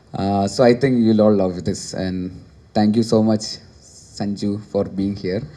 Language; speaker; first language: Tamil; non-native, learner; Malayalam